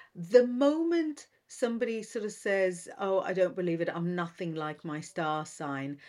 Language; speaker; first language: English; non-native, fluent; Hebrew